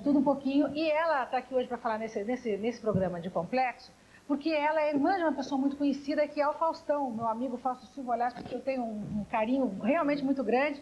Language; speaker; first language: Portuguese; native; Portuguese